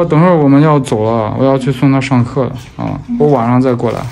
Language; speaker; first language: Chinese; native; Chinese